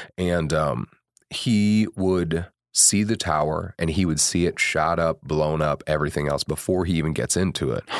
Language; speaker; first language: English; native; English